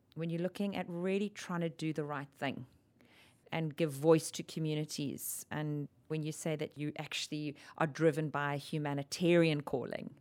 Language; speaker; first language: English; native; English